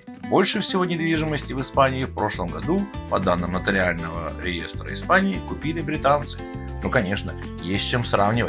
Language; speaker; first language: Russian; native; Russian